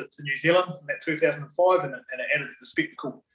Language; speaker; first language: English; native; English